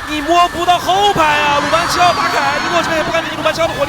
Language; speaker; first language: Chinese; native; Chinese